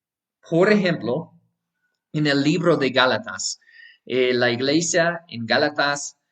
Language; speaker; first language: Spanish; non-native, fluent; English